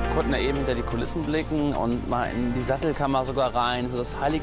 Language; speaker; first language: German; native; German